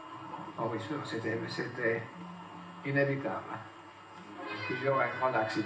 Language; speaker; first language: French; non-native, fluent; English